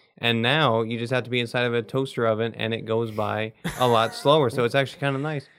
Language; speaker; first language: English; native; English